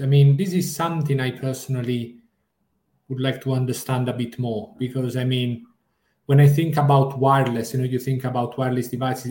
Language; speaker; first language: English; non-native, fluent; Italian